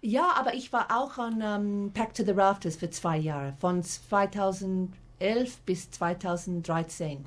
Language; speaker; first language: German; non-native, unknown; English